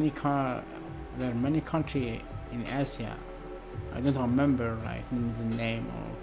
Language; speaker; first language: English; non-native, learner; Arabic